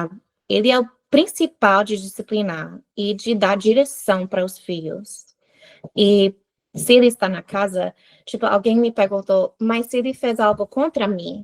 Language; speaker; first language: Portuguese; non-native, fluent; English